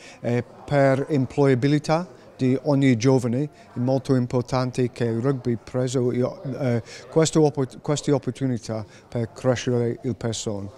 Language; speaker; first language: Italian; non-native, learner; English